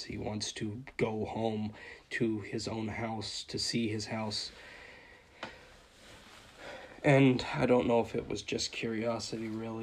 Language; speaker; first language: English; native; English